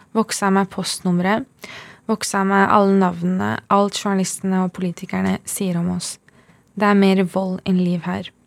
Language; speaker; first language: Norwegian; early bilingual, other home language; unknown